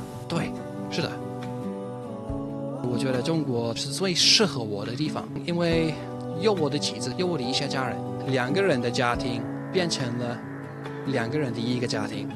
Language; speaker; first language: Chinese; non-native, fluent; English